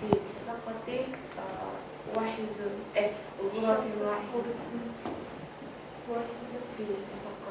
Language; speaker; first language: Arabic; non-native, learner; Russian